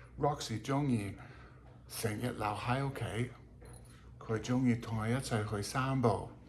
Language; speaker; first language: Cantonese; non-native, learner; English